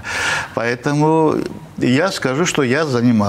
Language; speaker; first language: Russian; non-native, fluent; Armenian